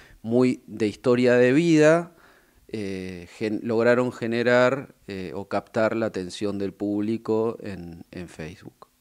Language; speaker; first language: Spanish; native; Spanish